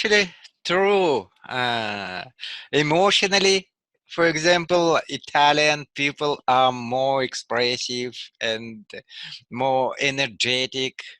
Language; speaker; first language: English; non-native, learner; Russian